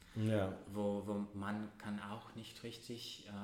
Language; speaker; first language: German; non-native, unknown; Russian